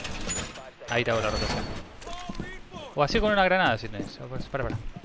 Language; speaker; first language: Spanish; native; Spanish